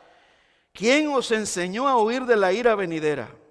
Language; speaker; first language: Spanish; native; Spanish